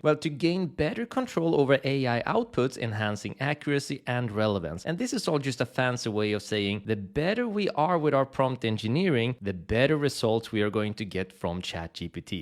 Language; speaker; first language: English; native; English